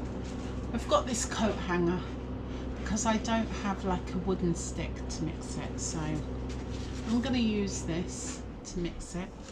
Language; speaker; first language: English; native; English